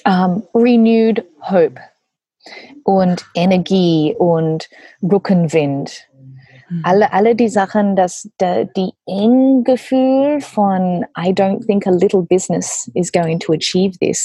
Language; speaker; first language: German; non-native, learner; English